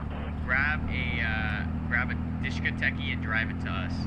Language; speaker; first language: English; native; English